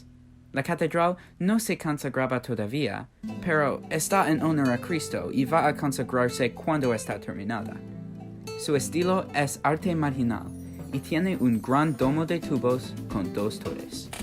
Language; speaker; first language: Spanish; non-native, learner; English